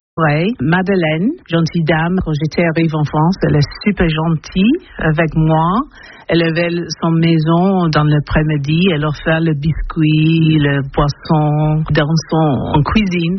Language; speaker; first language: French; non-native, learner; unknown